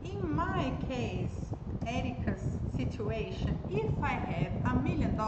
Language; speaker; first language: English; non-native, fluent; Portuguese